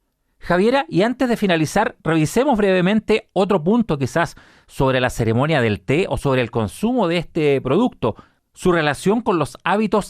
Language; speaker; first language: Spanish; native; Spanish